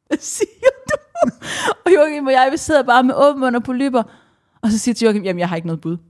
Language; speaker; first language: Danish; native; Danish